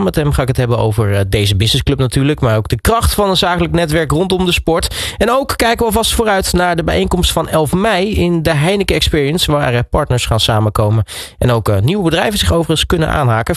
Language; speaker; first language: Dutch; native; Dutch